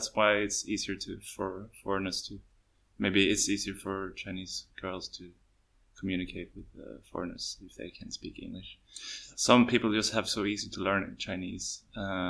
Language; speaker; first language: English; non-native, fluent; Swedish